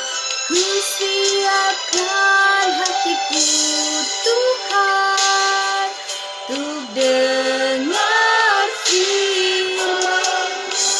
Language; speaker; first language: Indonesian; native; Indonesian